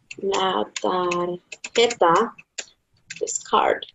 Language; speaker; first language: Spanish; non-native, fluent; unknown